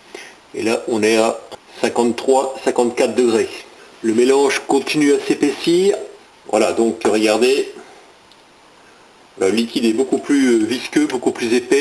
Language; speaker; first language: French; native; French